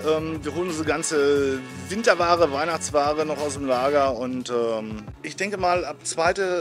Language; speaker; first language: German; native; German